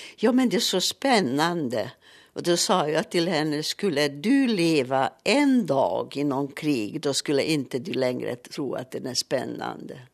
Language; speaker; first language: Swedish; native; Swedish